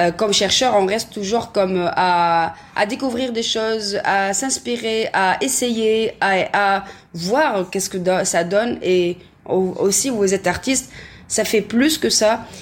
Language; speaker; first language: French; non-native, local second language; Arabic